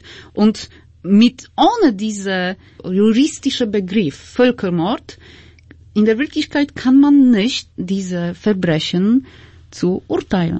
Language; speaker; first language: German; non-native, fluent; Polish